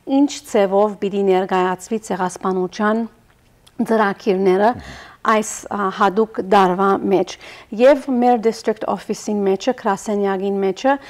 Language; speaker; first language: Armenian; early bilingual, heritage; Armenian